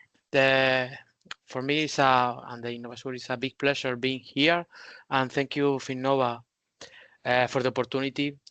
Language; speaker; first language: English; non-native, learner; Spanish